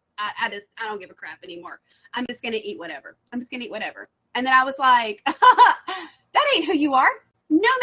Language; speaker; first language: English; native; English